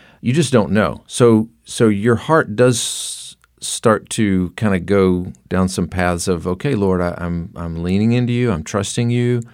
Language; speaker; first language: English; native; English